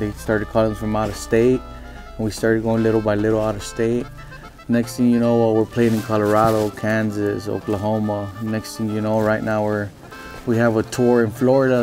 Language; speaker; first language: English; early bilingual, other home language; Spanish